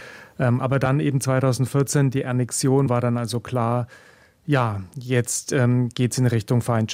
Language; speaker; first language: German; native; German